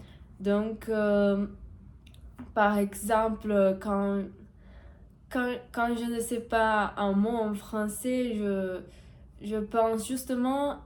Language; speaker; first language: French; non-native, learner; Portuguese